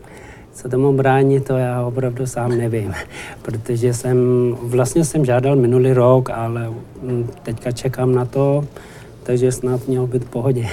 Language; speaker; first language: Czech; non-native, learner; Tibetan